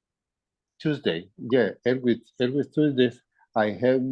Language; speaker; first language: English; non-native, learner; Spanish